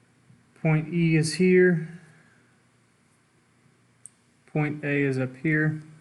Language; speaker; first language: English; native; English